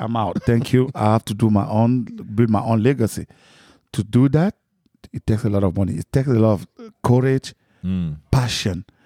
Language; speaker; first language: English; non-native, fluent; French